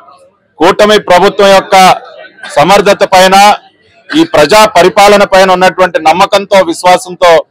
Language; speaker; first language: Telugu; native; Telugu